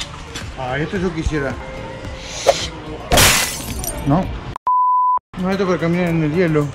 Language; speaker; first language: Spanish; native; Spanish